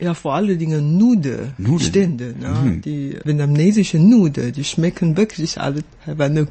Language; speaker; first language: German; non-native, fluent; Chinese